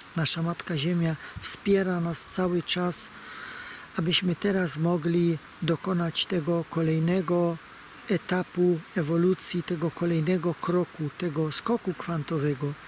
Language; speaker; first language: Polish; native; Polish